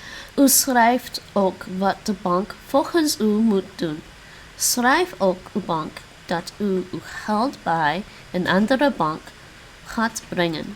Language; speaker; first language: Dutch; non-native, learner; English